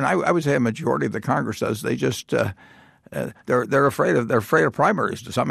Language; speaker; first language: English; native; English